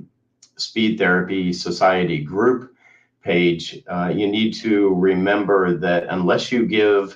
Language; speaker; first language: English; native; English